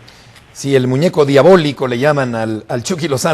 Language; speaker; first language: Spanish; native; Spanish